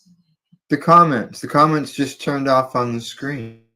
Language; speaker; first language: English; native; English